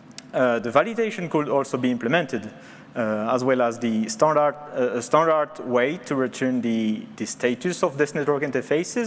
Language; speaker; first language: English; non-native, fluent; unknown